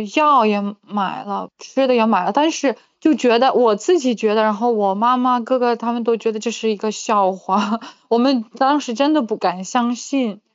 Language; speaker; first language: Chinese; non-native, fluent; Ukrainian